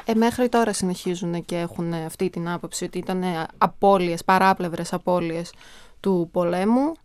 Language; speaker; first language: Greek; early bilingual, other home language; Armenian